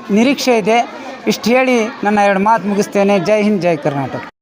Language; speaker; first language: Kannada; non-native, local second language; Urdu